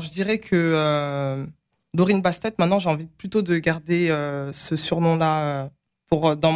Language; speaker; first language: French; native; French